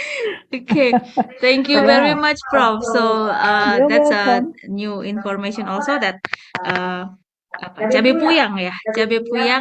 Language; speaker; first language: English; non-native, fluent; Indonesian